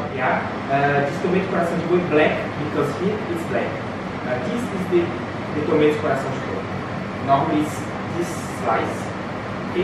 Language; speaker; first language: English; non-native, learner; Portuguese